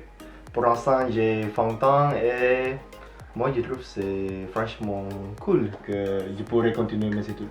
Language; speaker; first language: French; non-native, fluent; Indonesian